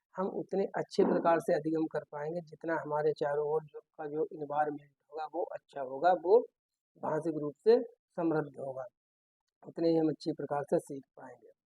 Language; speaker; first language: Hindi; native; Hindi